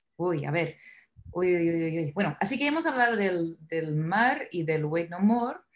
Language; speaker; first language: Spanish; non-native, fluent; English